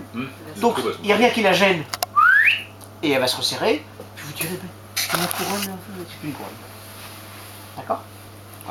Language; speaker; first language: French; native; French